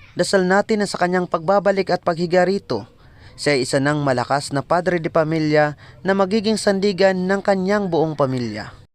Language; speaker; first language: Filipino; non-native, local second language; Waray